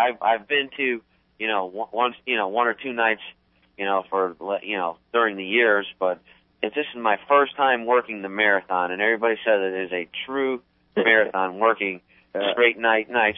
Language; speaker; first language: English; native; English